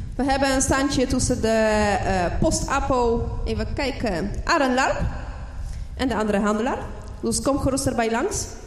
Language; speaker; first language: Dutch; non-native, fluent; Polish